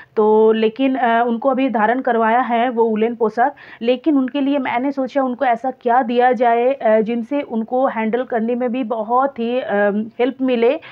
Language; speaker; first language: Hindi; non-native, local second language; Bangla